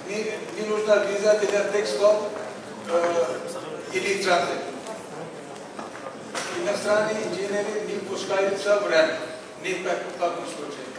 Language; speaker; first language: Russian; non-native, learner; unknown